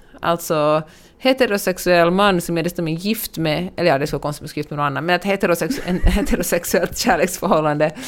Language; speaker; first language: Swedish; native; Swedish